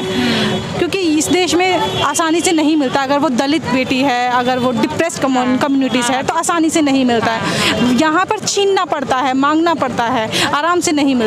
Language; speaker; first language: Hindi; native; Hindi